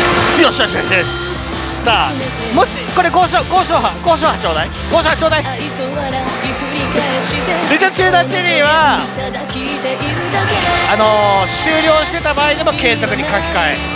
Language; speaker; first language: Japanese; native; Japanese